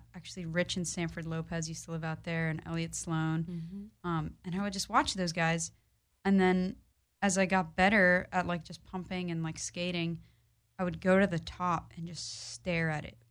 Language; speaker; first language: English; early bilingual, other home language; Polish